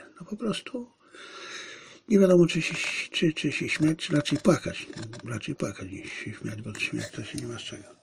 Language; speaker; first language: Polish; native; Polish